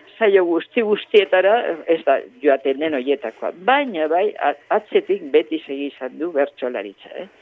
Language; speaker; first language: Basque; native; Basque